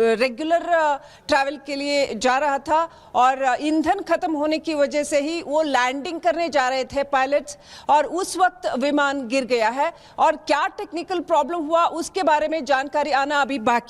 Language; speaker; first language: Hindi; non-native, local second language; Kannada